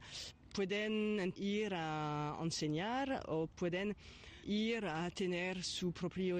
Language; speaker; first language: Spanish; non-native, fluent; French